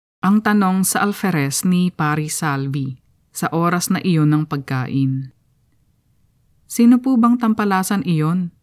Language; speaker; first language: Filipino; native; Filipino